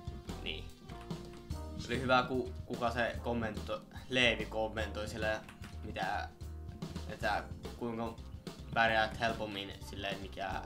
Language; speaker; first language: Finnish; native; Finnish